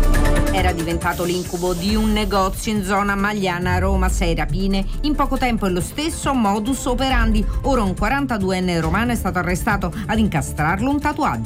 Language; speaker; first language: Italian; native; Italian